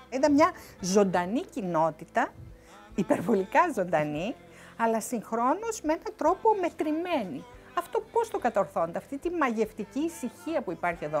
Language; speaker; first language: Greek; native; Greek